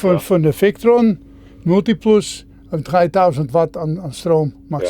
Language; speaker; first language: German; non-native, learner; Dutch